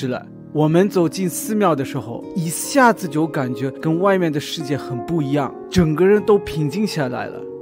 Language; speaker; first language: Chinese; non-native, fluent; German